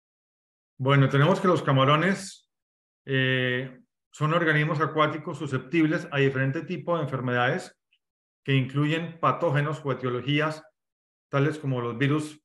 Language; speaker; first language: Spanish; native; Spanish